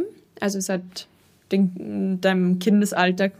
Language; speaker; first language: German; native; German